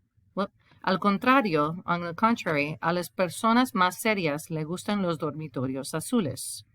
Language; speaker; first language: Spanish; non-native, fluent; English